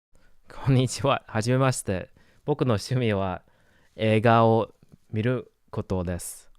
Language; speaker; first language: Japanese; non-native, learner; English